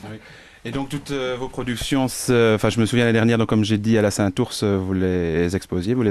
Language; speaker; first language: French; native; French